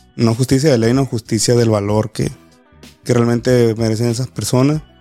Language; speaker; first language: Spanish; native; Spanish